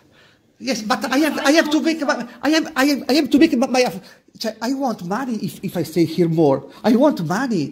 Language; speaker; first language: English; non-native, learner; Italian